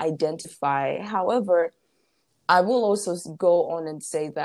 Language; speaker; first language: English; non-native, local second language; Ewe